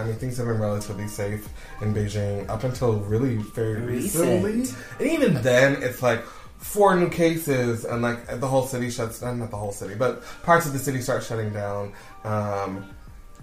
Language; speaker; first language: English; native; English